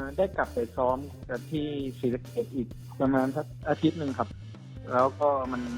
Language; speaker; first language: Thai; native; Thai